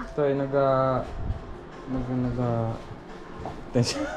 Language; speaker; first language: Chinese; non-native, fluent; Filipino